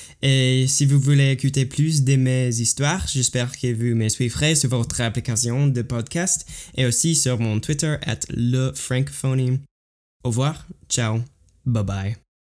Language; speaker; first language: French; non-native, learner; English